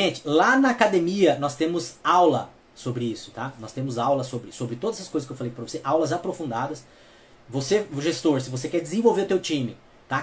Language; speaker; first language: Portuguese; native; Portuguese